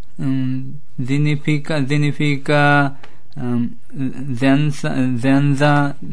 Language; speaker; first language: Italian; non-native, learner; Bangla